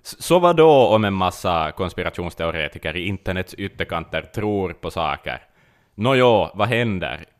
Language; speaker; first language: Swedish; native; Swedish